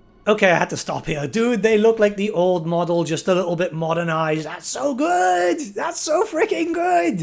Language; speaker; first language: English; native; English